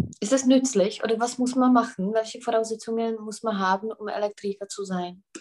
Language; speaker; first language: German; non-native, fluent; Czech